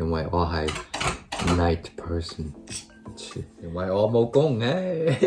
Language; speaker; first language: Cantonese; early bilingual, heritage; Cantonese